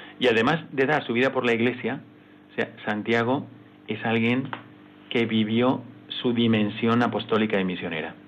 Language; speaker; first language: Spanish; native; Spanish